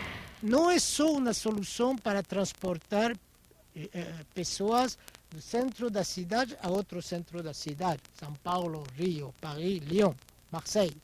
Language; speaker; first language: Portuguese; non-native, fluent; French